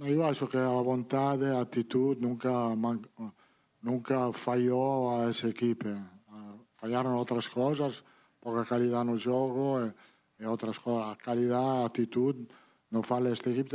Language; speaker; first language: Portuguese; non-native, learner; Italian